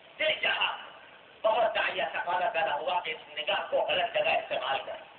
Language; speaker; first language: Urdu; non-native, local second language; Pashto